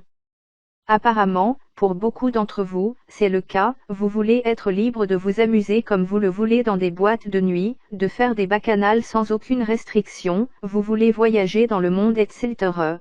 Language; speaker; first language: French; native; French